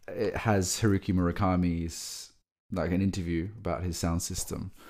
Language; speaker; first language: English; native; English